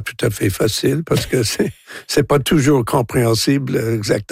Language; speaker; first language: French; non-native, local second language; English